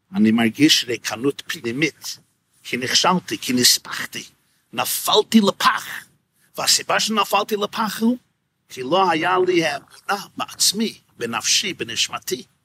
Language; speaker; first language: Hebrew; non-native, fluent; English